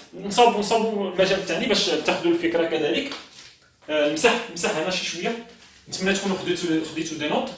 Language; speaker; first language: Arabic; native; Arabic